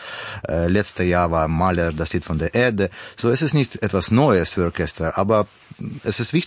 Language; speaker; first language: German; non-native, learner; Russian